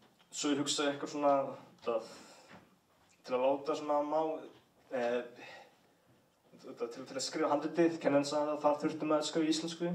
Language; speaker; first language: Icelandic; early bilingual, heritage; English